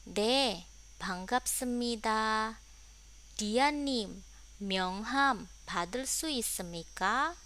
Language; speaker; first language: Korean; non-native, fluent; Indonesian